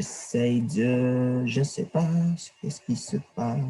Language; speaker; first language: French; non-native, learner; English